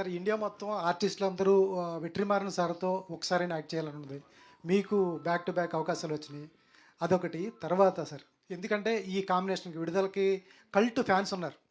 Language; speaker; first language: Telugu; native; Telugu